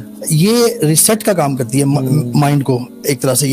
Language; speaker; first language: Urdu; native; Urdu